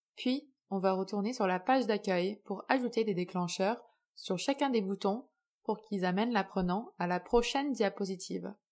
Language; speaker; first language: French; native; French